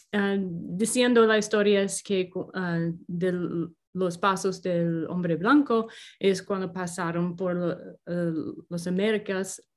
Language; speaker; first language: Spanish; non-native, learner; English